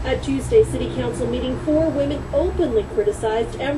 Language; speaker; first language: English; native; English